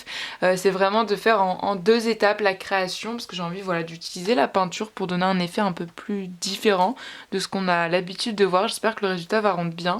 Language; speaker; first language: French; native; French